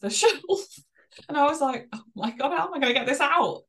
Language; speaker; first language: English; native; English